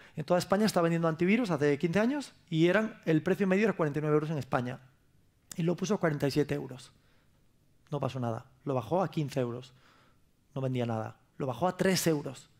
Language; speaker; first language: Spanish; native; Spanish